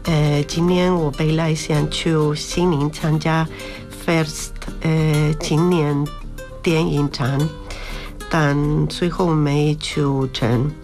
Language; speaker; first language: Chinese; non-native, learner; Spanish